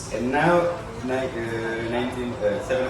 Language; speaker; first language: English; non-native, local second language; Indonesian